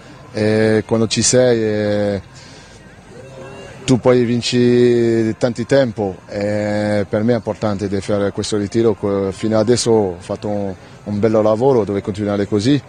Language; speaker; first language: Italian; non-native, learner; French